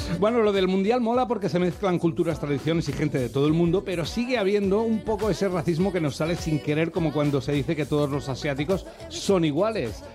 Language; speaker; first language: Spanish; native; Spanish